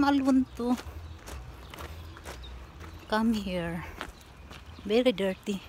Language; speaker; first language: English; non-native, learner; Filipino